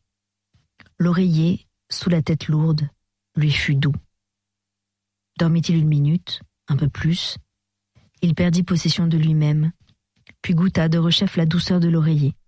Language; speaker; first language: French; native; French